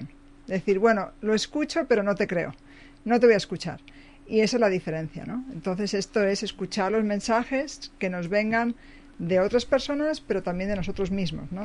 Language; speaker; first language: Spanish; native; Spanish